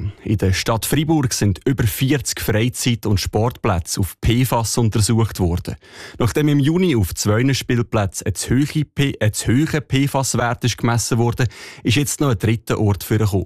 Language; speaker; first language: German; native; German